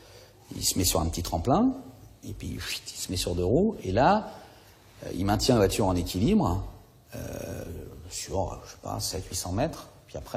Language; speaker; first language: French; native; French